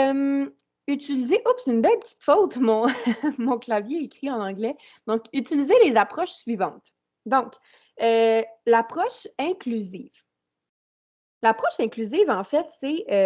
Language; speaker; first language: French; native; French